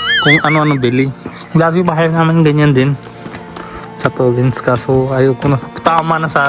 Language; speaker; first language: Filipino; non-native, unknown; Hindi